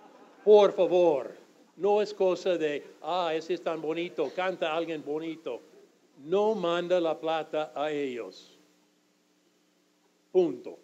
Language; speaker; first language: Spanish; non-native, fluent; English